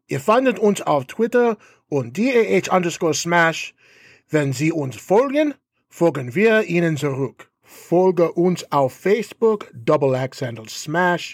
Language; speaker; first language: German; non-native, learner; English